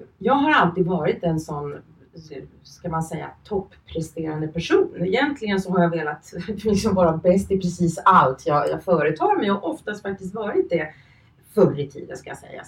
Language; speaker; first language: Swedish; early bilingual, other home language; Finnish